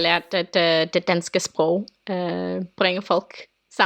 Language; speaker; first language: Danish; non-native, learner; English